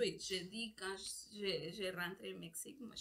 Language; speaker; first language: French; non-native, learner; Spanish